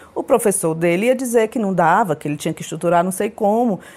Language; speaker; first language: Portuguese; native; Portuguese